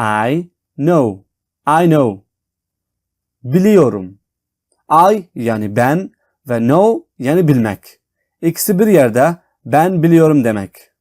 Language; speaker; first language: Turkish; non-native, fluent; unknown